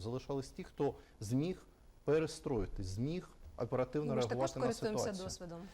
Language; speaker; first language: Ukrainian; native; Ukrainian